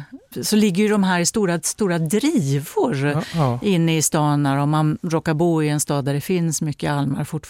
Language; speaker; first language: Swedish; native; Swedish